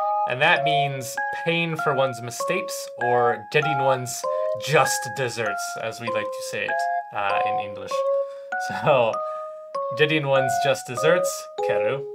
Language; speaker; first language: English; native; English